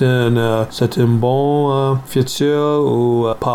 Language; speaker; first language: French; non-native, learner; English